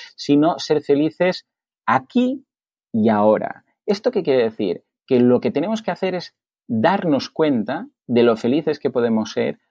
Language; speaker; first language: Spanish; native; Spanish